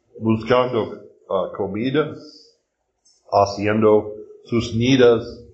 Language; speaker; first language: Spanish; non-native, learner; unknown